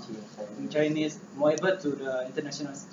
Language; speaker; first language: English; non-native, learner; Malay